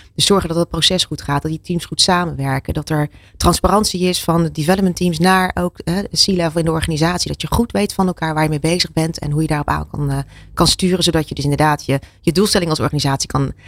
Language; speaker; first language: Dutch; native; Dutch